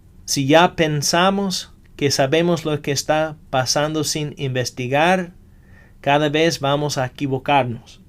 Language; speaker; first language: Spanish; non-native, fluent; English